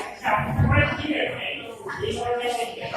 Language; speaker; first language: English; non-native, learner; Indonesian